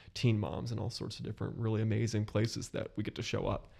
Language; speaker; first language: English; native; English